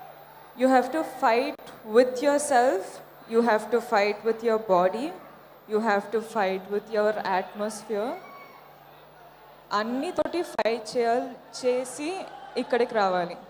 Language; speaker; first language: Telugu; non-native, fluent; Kodava